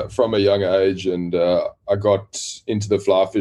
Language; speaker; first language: English; native; English